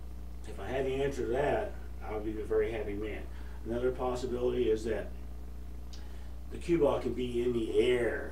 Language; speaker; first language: English; native; English